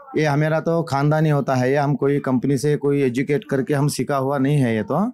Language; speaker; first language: Hindi; non-native, local second language; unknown